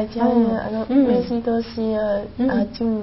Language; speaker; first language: Japanese; non-native, learner; Chinese